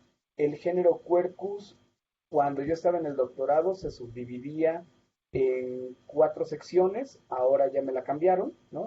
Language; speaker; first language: Spanish; native; Spanish